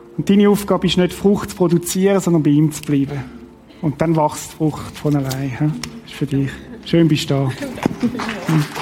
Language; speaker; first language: German; native; German